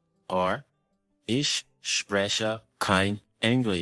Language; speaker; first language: German; non-native, fluent; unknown